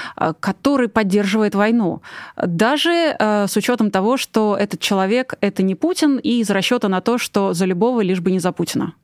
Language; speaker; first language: Russian; native; Russian